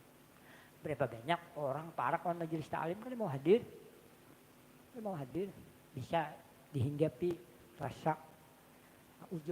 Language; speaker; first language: Indonesian; non-native, local second language; Banjar